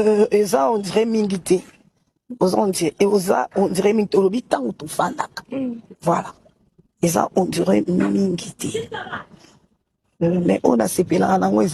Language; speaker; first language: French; non-native, local second language; Lingala